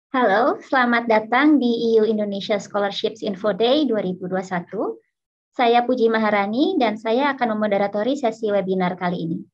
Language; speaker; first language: Indonesian; native; Indonesian